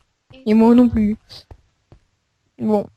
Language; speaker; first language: French; native; French